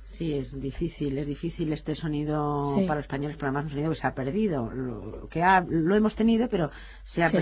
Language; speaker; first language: Spanish; native; Spanish